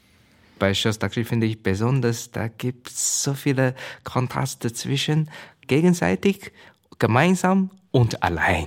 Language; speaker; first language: German; non-native, learner; Chinese